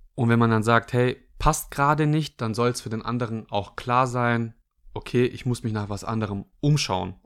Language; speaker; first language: German; early bilingual, other home language; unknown